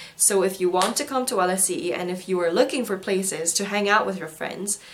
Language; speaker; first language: English; non-native, fluent; Korean